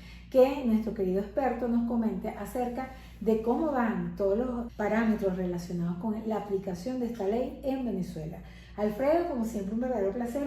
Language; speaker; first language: Spanish; native; Spanish